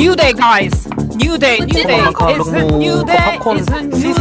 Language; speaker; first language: English; non-native, learner; Korean